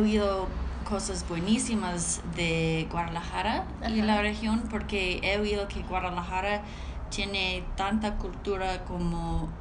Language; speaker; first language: Spanish; non-native, learner; English